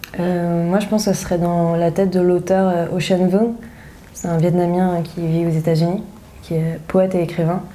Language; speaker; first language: French; early bilingual, other home language; Vietnamese